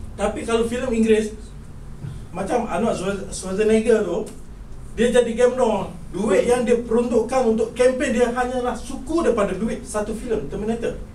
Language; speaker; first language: Malay; native; Malay